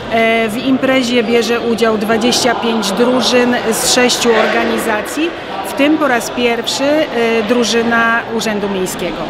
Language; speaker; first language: Polish; native; Polish